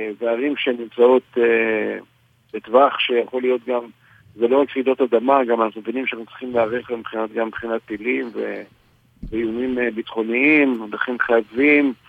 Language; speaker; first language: Hebrew; native; Hebrew